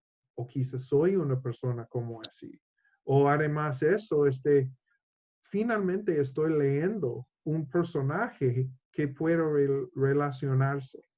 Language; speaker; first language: Spanish; non-native, learner; English